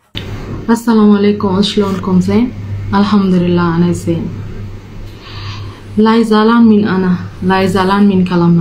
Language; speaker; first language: Arabic; non-native, learner; Telugu